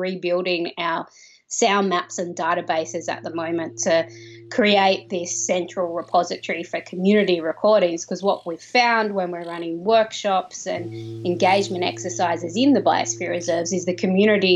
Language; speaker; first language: English; native; English